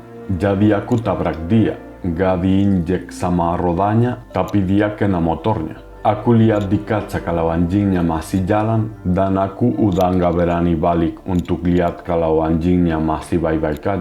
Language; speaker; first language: Indonesian; non-native, fluent; Spanish